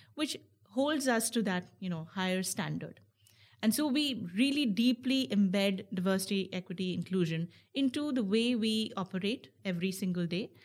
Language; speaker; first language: English; non-native, local second language; Hindi